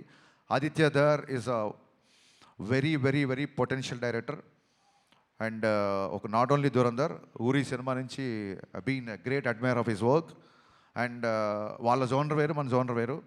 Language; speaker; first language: Telugu; native; Telugu